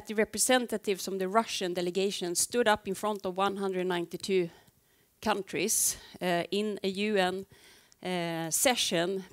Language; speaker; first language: English; non-native, fluent; Swedish